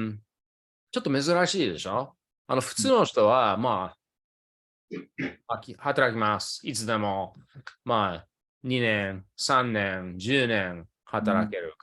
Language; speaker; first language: Japanese; early bilingual, other home language; English